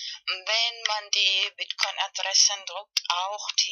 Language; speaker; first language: German; non-native, learner; Spanish